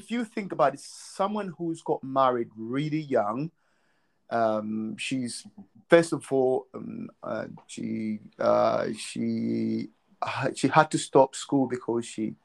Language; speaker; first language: English; non-native, local second language; Nyanja